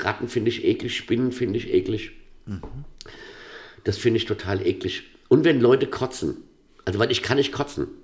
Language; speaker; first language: German; native; German